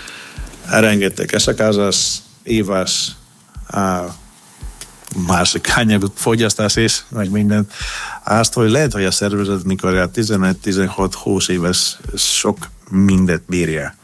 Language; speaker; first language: Hungarian; non-native, fluent; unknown